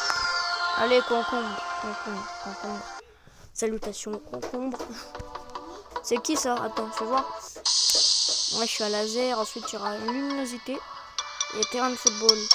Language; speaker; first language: French; native; French